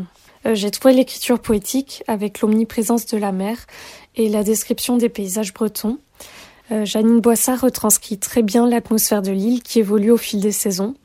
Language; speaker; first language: French; native; French